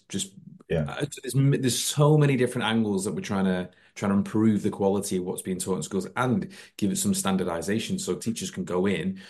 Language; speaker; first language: English; native; English